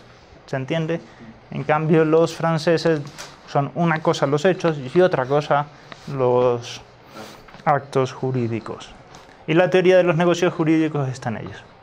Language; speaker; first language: Spanish; native; Spanish